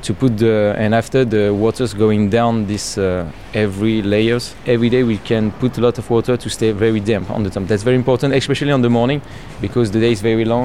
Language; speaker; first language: English; non-native, learner; French